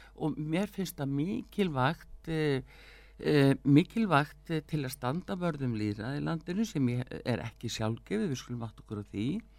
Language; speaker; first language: Icelandic; early bilingual, heritage; Icelandic